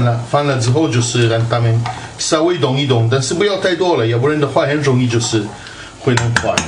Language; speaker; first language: Chinese; non-native, fluent; Italian